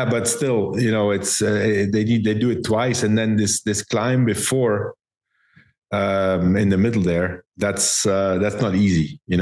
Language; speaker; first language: English; non-native, fluent; Dutch